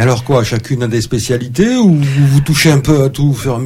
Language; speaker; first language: French; native; French